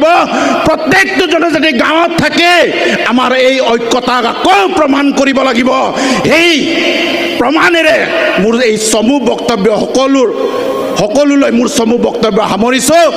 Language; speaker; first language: Assamese; non-native, local second language; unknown